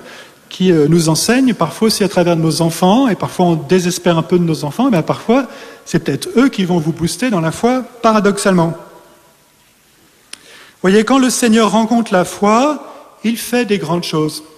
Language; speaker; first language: French; native; French